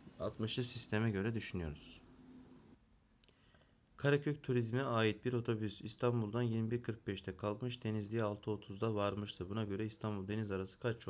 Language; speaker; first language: Turkish; native; Turkish